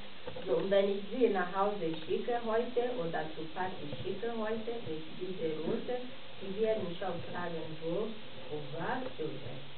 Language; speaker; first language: German; non-native, fluent; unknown